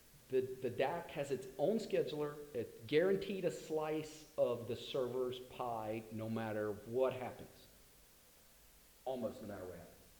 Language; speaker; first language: English; native; English